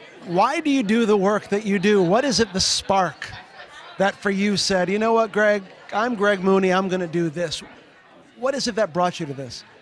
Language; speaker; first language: English; early bilingual, other home language; Portuguese